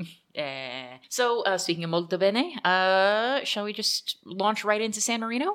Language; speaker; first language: English; native; English